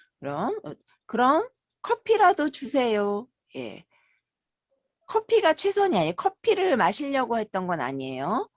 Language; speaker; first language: Korean; native; Korean